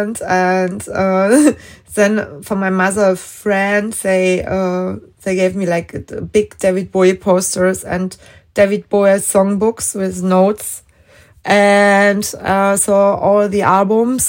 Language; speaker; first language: English; non-native, fluent; German